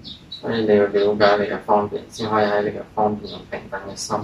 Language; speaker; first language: Chinese; native; Chinese